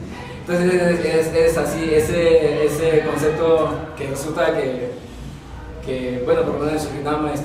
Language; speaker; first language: Spanish; non-native, fluent; Javanese